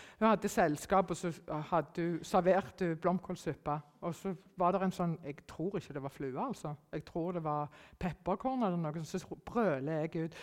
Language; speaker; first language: Norwegian; early bilingual, other home language; German